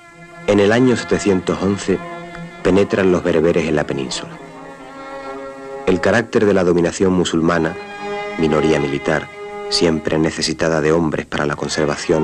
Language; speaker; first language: Spanish; native; Spanish